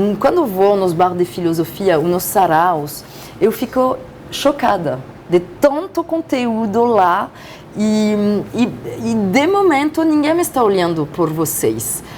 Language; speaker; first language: Portuguese; non-native, fluent; French